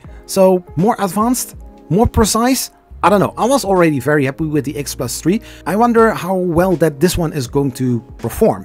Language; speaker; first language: English; non-native, fluent; Dutch